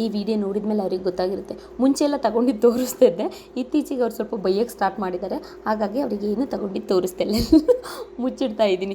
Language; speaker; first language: Kannada; native; Kannada